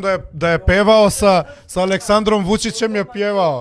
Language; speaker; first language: Macedonian; native; Macedonian